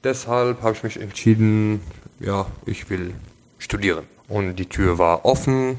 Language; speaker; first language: German; non-native, local second language; Arabic